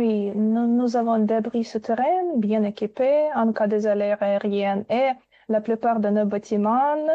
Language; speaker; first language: French; non-native, fluent; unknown